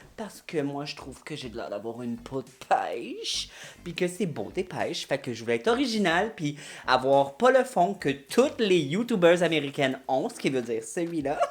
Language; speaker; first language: French; native; French